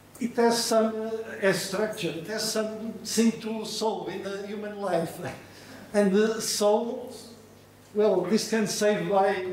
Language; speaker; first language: English; non-native, learner; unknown